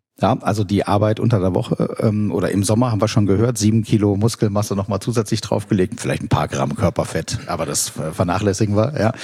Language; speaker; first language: German; native; German